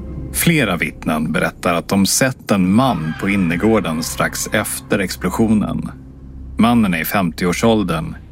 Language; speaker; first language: Swedish; native; Swedish